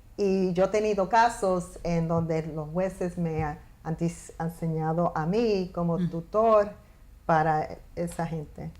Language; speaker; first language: Spanish; early bilingual, heritage; Spanish